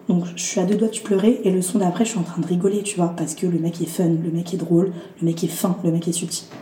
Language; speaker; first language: French; early bilingual, other home language; Arabic